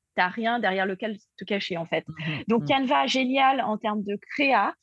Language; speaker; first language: French; native; French